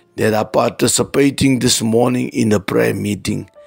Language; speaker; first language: English; non-native, local second language; Afrikaans